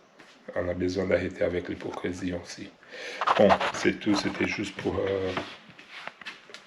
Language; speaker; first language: French; non-native, learner; Portuguese